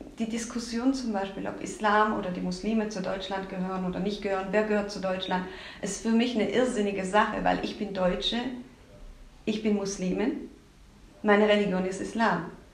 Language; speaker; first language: German; early bilingual, other home language; Turkish